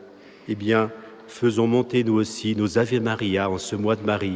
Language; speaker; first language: French; native; French